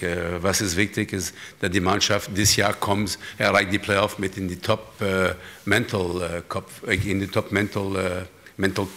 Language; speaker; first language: German; non-native, learner; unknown